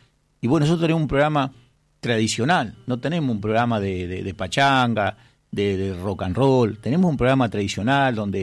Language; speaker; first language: Spanish; native; Spanish